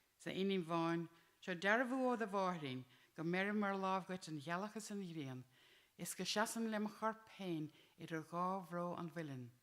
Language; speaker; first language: Irish; native; Irish